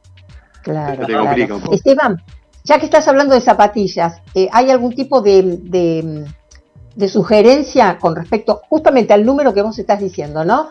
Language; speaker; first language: Spanish; native; Spanish